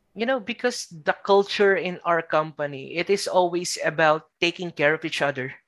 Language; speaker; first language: English; non-native, local second language; Filipino